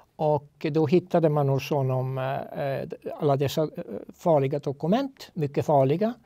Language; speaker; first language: Swedish; non-native, fluent; Estonian